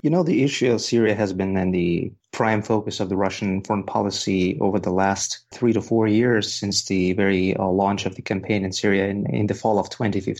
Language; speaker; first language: English; non-native, fluent; Russian